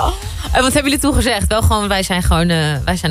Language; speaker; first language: Dutch; native; Dutch